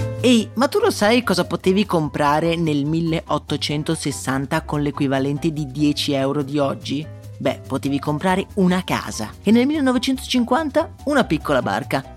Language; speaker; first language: Italian; native; Italian